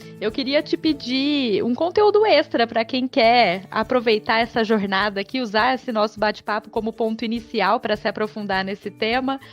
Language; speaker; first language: Portuguese; native; Portuguese